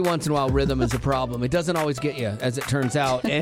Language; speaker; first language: English; native; English